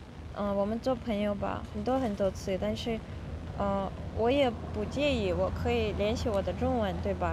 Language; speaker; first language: Chinese; non-native, fluent; Russian